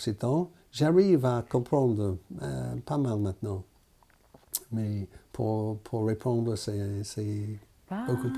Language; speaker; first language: French; non-native, fluent; English